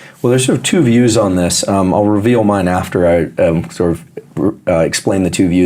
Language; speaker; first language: English; native; English